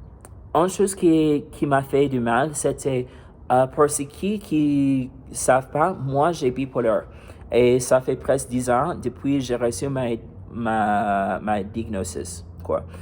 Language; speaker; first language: French; non-native, fluent; English